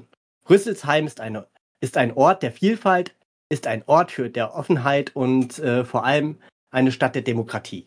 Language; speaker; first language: German; native; German